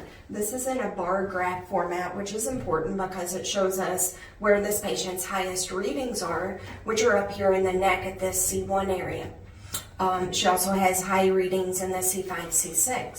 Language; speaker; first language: English; native; English